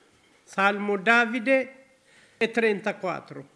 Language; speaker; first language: Italian; non-native, learner; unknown